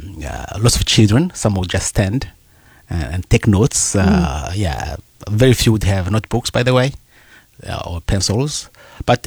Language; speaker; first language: English; non-native, fluent; Rundi